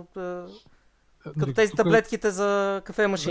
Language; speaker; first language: Bulgarian; native; Bulgarian